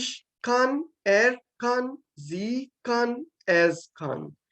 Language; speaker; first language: German; non-native, fluent; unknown